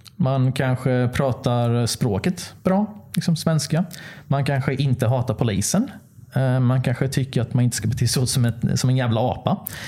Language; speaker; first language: Swedish; early bilingual, other home language; Bosnian